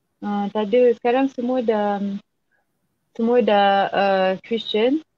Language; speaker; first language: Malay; non-native, fluent; French